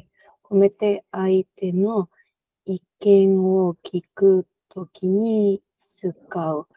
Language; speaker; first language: Japanese; non-native, learner; Spanish